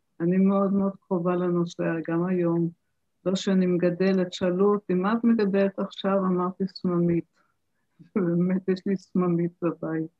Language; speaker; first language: Hebrew; early bilingual, other home language; German